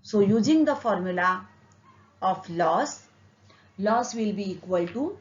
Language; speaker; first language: English; non-native, local second language; Marathi